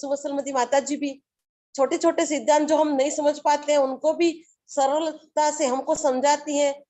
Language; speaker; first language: Hindi; native; Hindi